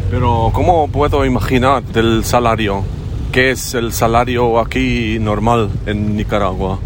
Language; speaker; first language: Spanish; non-native, learner; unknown